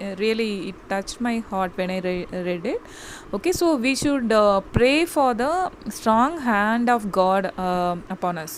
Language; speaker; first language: English; non-native, local second language; Tamil